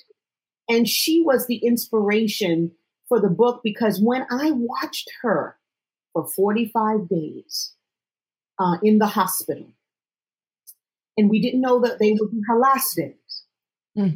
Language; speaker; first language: English; native; English